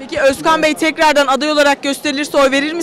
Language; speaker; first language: Turkish; native; Turkish